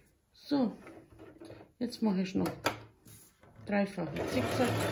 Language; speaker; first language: German; non-native, local second language; Bosnian